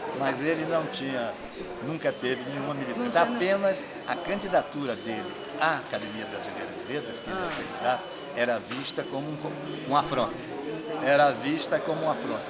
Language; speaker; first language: Portuguese; native; Portuguese